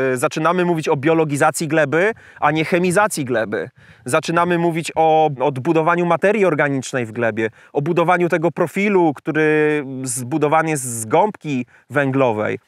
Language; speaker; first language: Polish; native; Polish